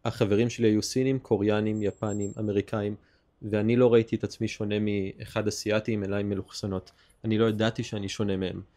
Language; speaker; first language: Hebrew; early bilingual, heritage; Hebrew